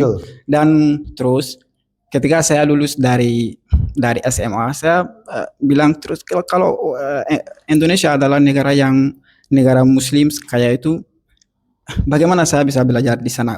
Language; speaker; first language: Indonesian; non-native, learner; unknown